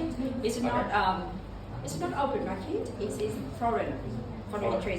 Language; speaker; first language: English; non-native, fluent; Vietnamese